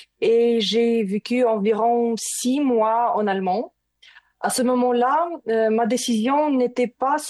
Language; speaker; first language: French; non-native, learner; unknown